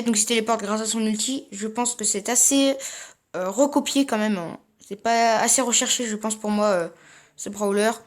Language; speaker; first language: French; native; French